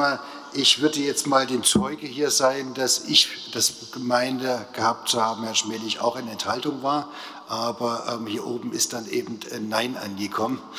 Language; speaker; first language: German; native; German